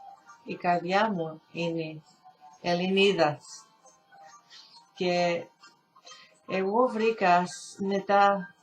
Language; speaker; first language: Greek; early bilingual, heritage; Greek